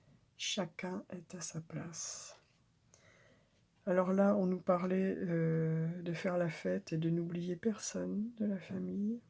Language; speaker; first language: French; native; French